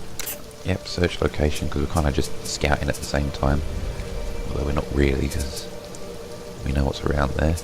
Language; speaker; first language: English; native; English